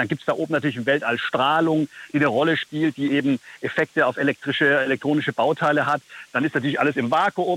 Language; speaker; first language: German; native; German